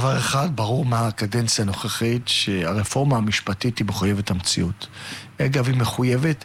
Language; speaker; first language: Hebrew; native; Hebrew